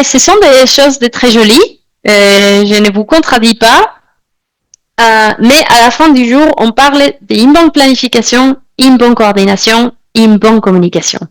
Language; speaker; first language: French; non-native, fluent; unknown